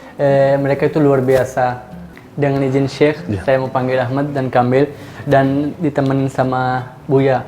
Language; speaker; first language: Indonesian; native; Indonesian